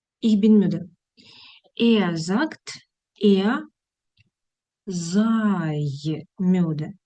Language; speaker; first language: German; non-native, fluent; Ukrainian